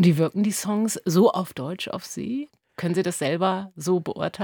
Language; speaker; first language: German; native; German